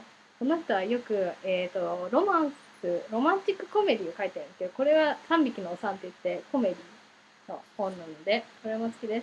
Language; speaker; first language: Japanese; early bilingual, heritage; Japanese